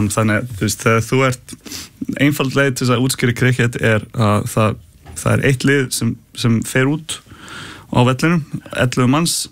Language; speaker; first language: Icelandic; early bilingual, heritage; Icelandic